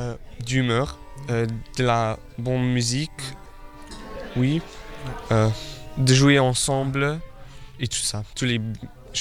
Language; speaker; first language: French; non-native, local second language; Luxembourgish